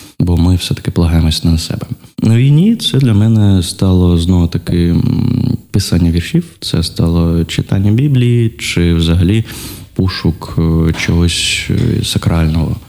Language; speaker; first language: Ukrainian; non-native, local second language; Russian